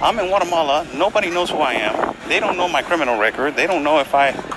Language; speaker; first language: English; non-native, fluent; Spanish